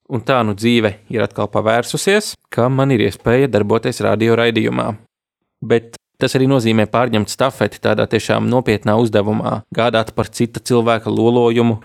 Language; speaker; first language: Latvian; native; Latvian